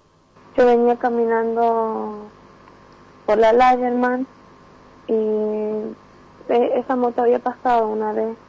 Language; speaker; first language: Spanish; native; Spanish